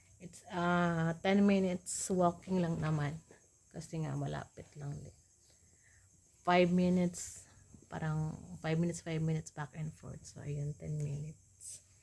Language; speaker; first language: Filipino; non-native, local second language; Cebuano